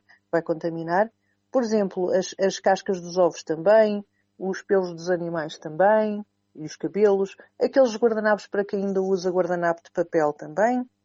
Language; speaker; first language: Portuguese; native; Portuguese